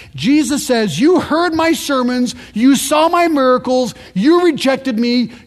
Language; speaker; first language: English; early bilingual, other home language; French